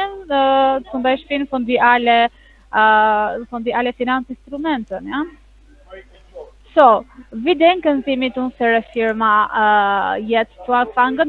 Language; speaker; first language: German; non-native, learner; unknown